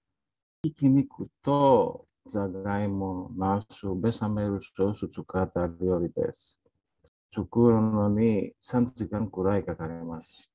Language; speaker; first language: Japanese; non-native, learner; Greek